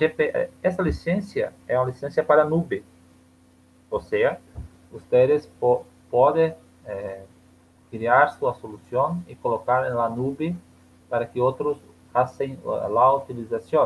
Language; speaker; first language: Spanish; non-native, learner; Portuguese